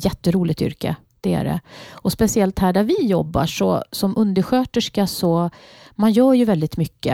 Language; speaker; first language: Swedish; non-native, fluent; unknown